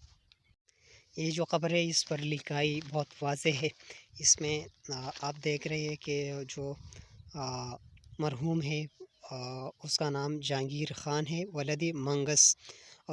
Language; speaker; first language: Urdu; non-native, local second language; Pashto